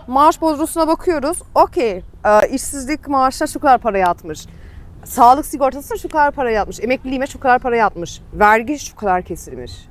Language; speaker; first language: Turkish; early bilingual, heritage; Turkish